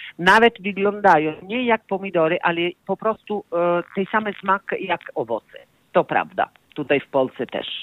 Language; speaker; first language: Polish; non-native, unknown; Italian